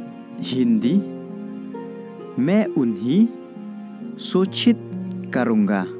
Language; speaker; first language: Hindi; non-native, local second language; Khasi